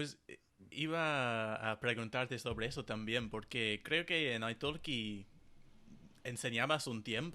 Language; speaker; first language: Spanish; non-native, fluent; English